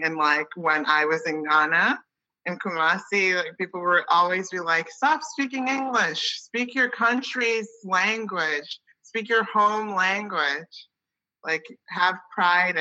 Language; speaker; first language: English; early bilingual, other home language; Akan